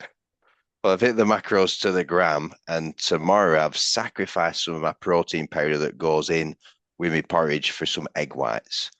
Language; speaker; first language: English; native; English